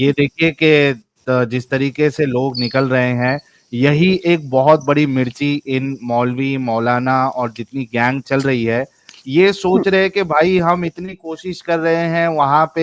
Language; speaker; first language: Hindi; native; Hindi